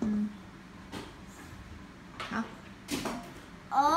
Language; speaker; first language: Chinese; native; Chinese